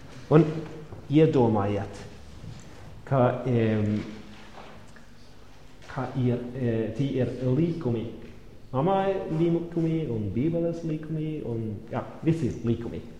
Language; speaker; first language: Latvian; non-native, learner; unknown